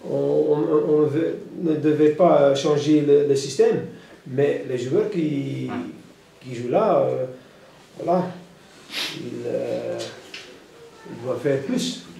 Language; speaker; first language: French; non-native, local second language; Dutch